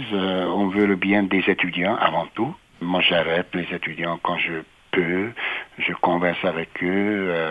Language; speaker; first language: French; non-native, fluent; Hungarian